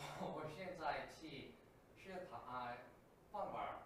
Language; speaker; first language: Chinese; non-native, learner; Korean